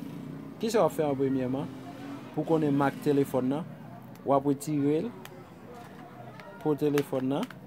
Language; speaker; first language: French; non-native, learner; Haitian Creole